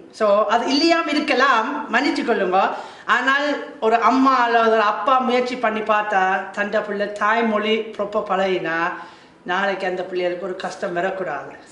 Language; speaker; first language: Tamil; non-native, fluent; German